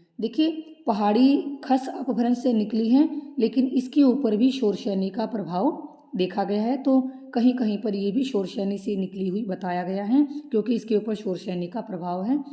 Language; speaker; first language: Hindi; native; Hindi